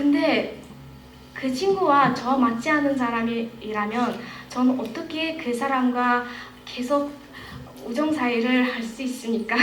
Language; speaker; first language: Korean; non-native, fluent; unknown